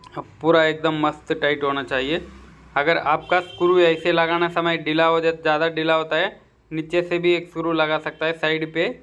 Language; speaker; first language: Hindi; non-native, local second language; Tamil